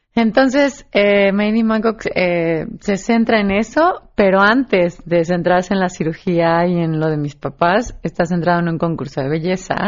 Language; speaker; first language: Spanish; native; Spanish